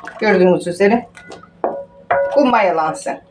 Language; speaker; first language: Turkish; native; Turkish